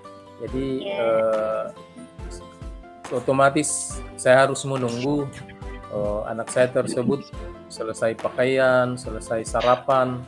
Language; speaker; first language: Indonesian; non-native, local second language; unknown